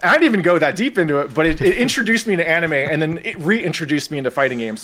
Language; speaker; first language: English; native; English